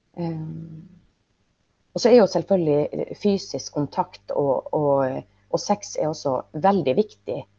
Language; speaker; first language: Norwegian; native; Norwegian